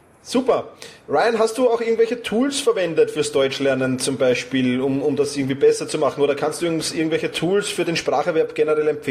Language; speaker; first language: German; native; German